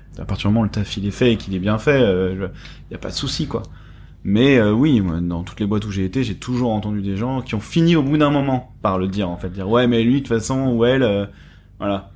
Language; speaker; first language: French; native; French